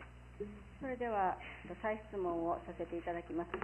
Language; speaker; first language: Japanese; native; Japanese